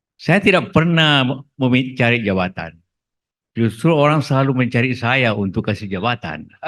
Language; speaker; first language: Indonesian; non-native, local second language; Buginese